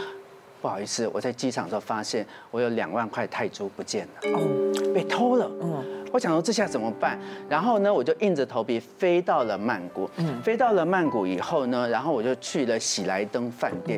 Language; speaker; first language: Chinese; native; Chinese